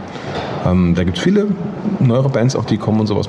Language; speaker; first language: German; native; German